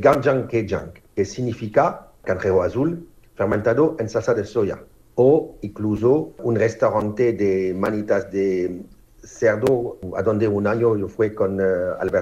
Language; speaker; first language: Spanish; non-native, fluent; French